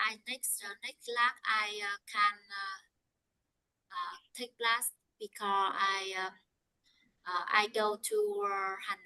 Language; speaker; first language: English; non-native, learner; Vietnamese